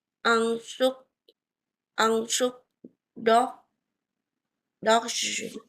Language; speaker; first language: French; non-native, learner; Vietnamese